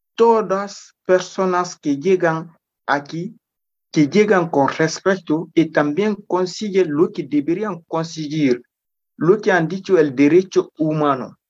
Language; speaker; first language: Spanish; non-native, fluent; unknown